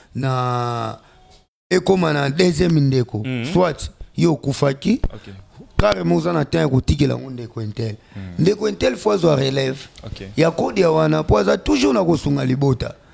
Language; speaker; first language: Lingala; non-native, local second language; Kongo